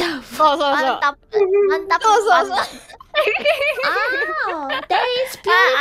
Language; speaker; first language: English; non-native, learner; Korean